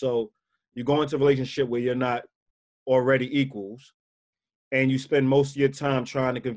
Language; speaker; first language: English; native; English